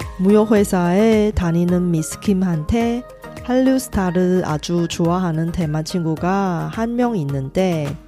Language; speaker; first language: Korean; non-native, fluent; Chinese